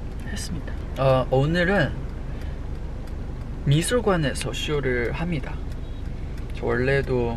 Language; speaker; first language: Korean; non-native, fluent; Chinese